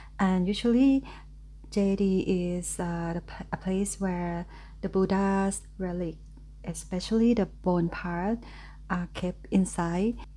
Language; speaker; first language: English; non-native, fluent; Thai